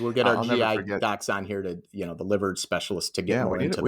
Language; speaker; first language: English; native; English